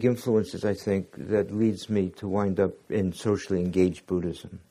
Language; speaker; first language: English; native; English